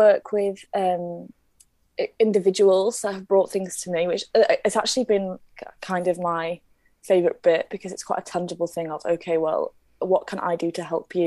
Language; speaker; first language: English; native; English